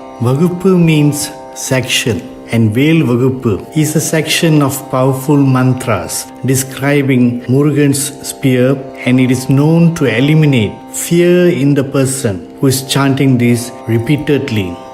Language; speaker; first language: English; non-native, local second language; Tamil